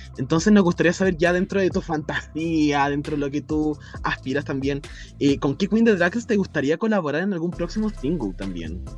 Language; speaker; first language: Spanish; native; Spanish